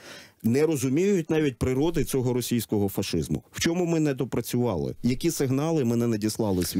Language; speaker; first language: Ukrainian; native; Ukrainian